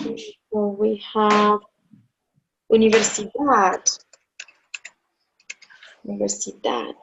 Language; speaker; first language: Spanish; non-native, fluent; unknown